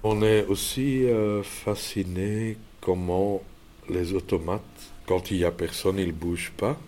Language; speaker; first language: French; non-native, local second language; Dutch